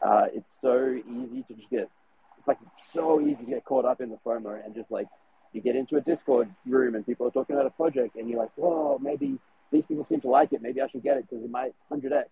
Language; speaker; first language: English; native; English